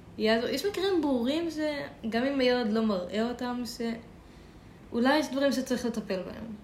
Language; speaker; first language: Hebrew; native; Hebrew